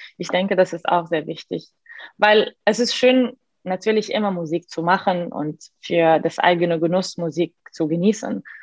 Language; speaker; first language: German; non-native, fluent; Arabic